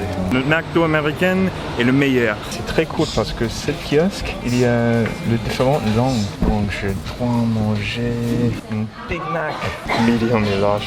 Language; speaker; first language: French; non-native, learner; English